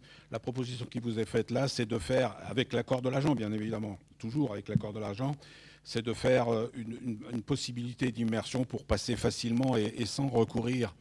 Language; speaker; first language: French; native; French